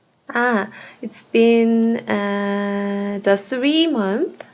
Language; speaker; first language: English; non-native, learner; Korean